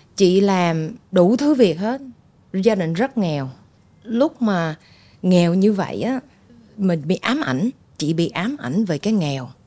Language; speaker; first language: Vietnamese; early bilingual, heritage; Vietnamese